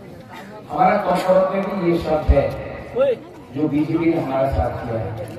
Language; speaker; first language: Hindi; non-native, local second language; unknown